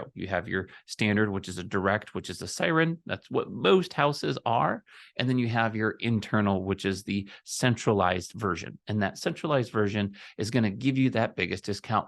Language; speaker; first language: English; native; English